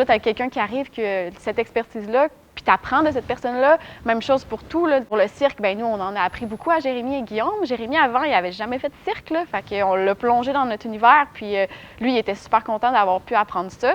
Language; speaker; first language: French; native; French